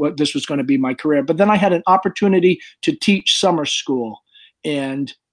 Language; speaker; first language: English; native; English